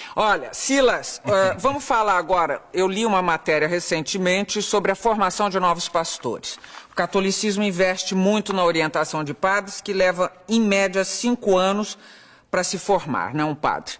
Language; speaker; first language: Portuguese; native; Portuguese